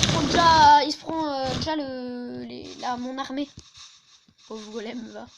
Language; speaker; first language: French; native; French